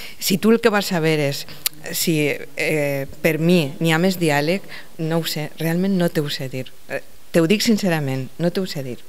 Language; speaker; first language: Catalan; native; Catalan